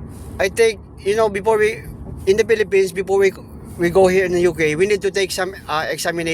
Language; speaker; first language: English; non-native, local second language; Filipino